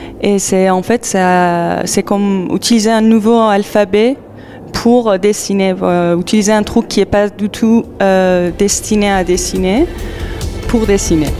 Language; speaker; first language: French; non-native, fluent; Persian